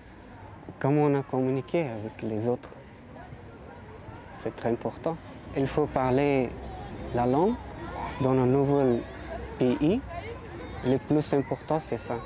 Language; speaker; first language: French; non-native, learner; Persian